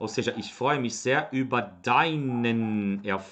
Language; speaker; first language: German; non-native, fluent; Portuguese